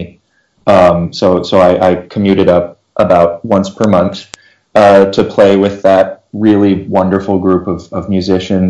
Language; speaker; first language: English; native; English